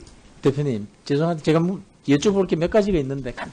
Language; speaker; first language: Korean; native; Korean